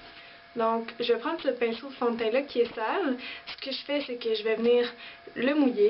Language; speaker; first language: French; native; French